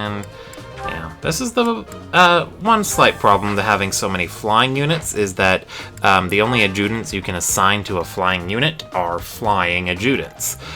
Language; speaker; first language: English; native; English